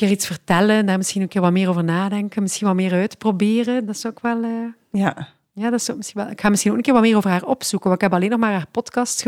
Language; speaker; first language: Dutch; native; Dutch